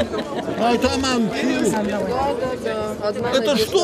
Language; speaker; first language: Russian; non-native, local second language; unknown